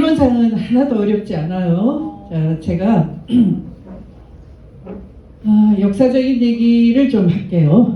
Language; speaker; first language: Korean; native; Korean